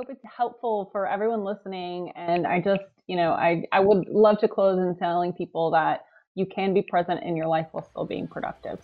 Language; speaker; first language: English; native; English